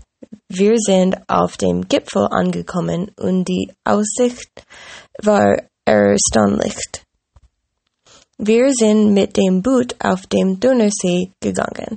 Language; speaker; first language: German; non-native, learner; English